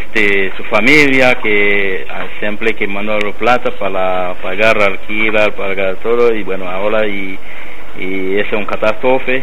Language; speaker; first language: Spanish; non-native, learner; Haitian Creole